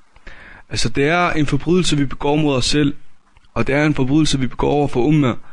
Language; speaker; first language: Danish; native; Danish